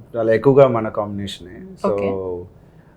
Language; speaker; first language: Telugu; non-native, local second language; Tamil